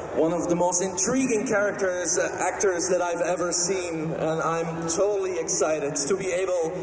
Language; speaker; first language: English; non-native, fluent; French